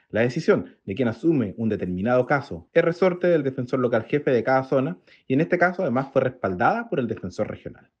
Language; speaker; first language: Spanish; native; Spanish